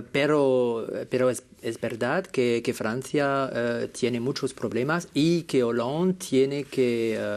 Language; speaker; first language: Spanish; non-native, fluent; French